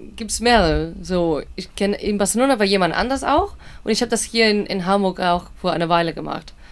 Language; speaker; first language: German; non-native, learner; Spanish